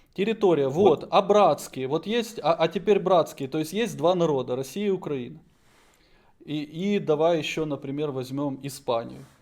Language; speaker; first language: Russian; native; Russian